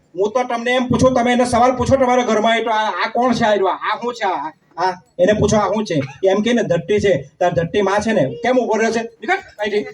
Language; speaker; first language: Gujarati; non-native, local second language; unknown